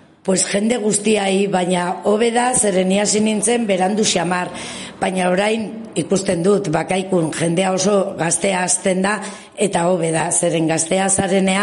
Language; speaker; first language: Basque; non-native, local second language; Spanish